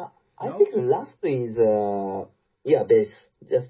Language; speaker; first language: English; non-native, learner; Japanese